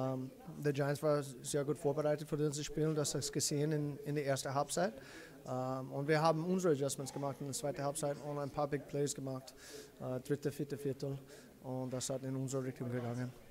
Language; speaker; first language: German; non-native, learner; English